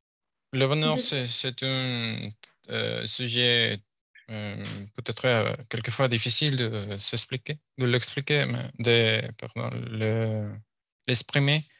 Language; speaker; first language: French; non-native, learner; Spanish